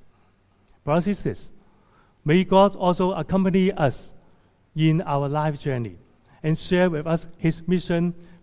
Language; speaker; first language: English; non-native, local second language; Cantonese